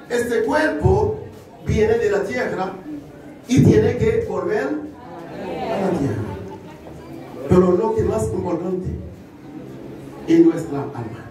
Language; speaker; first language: Spanish; non-native, learner; Haitian Creole